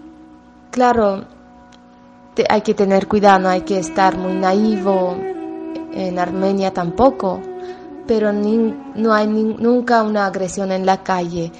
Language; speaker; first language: Spanish; non-native, fluent; Armenian